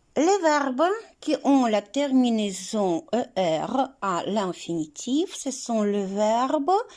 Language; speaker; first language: French; non-native, fluent; Ukrainian